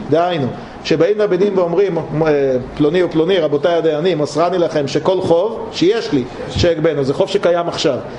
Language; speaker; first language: Hebrew; native; Hebrew